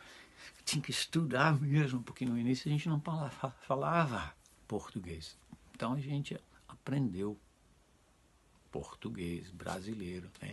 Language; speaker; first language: Portuguese; non-native, fluent; Dutch